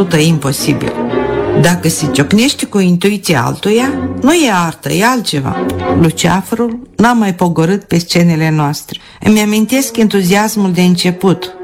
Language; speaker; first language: Romanian; non-native, local second language; Russian